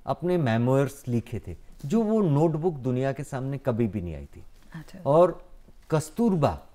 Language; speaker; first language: Hindi; non-native, local second language; Gujarati